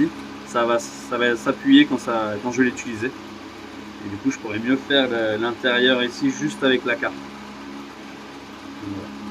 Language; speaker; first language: French; native; French